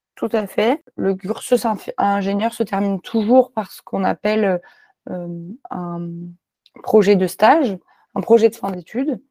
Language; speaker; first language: French; native; French